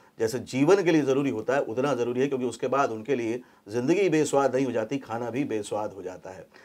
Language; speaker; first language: Hindi; native; Hindi